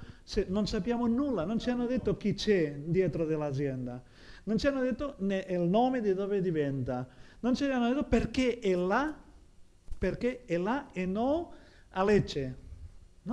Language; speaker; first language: Italian; non-native, fluent; Catalan